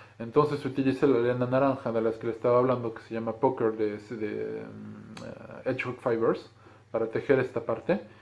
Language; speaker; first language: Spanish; native; Spanish